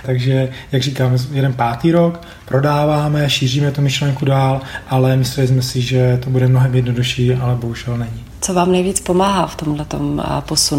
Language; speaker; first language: Czech; native; Czech